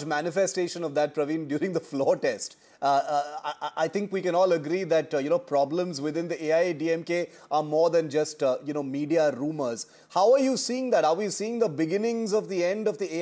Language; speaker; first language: English; non-native, local second language; Tamil